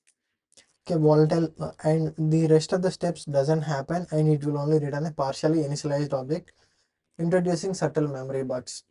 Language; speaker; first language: English; non-native, fluent; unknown